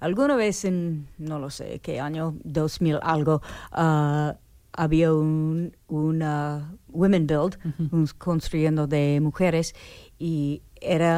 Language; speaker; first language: Spanish; non-native, learner; English